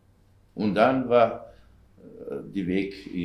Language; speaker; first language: German; non-native, learner; Slovenian